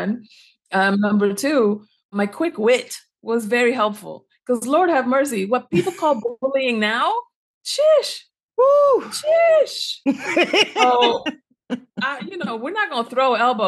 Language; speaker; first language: English; early bilingual, other home language; Spanish